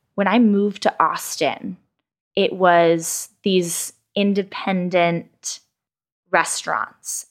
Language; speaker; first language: English; native; English